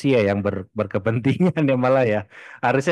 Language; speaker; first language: Indonesian; native; Indonesian